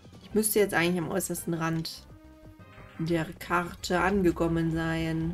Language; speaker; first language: German; native; German